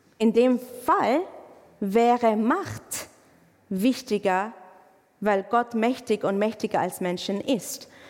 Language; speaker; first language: German; non-native, fluent; Arabic